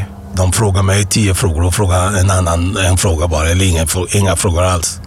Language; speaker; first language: Swedish; non-native, fluent; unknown